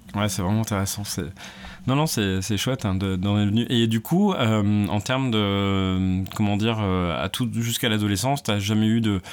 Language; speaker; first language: French; native; French